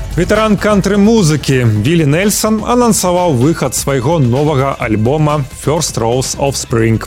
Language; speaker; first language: Belarusian; native; Belarusian